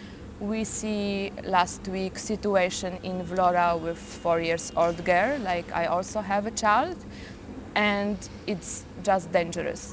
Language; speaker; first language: English; non-native, fluent; Polish